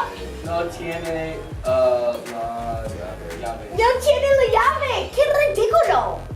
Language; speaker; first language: Spanish; non-native, fluent; English